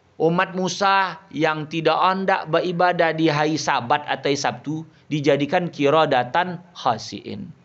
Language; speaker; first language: Malay; native; Malay